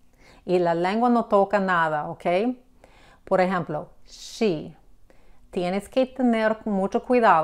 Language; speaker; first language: Spanish; non-native, fluent; English